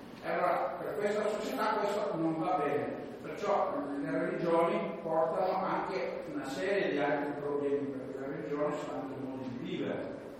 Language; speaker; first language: Italian; non-native, fluent; Albanian